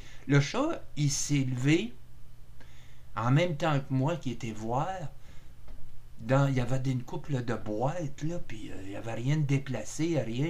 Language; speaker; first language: French; native; French